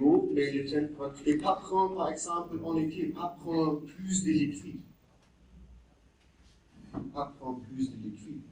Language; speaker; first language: French; non-native, learner; German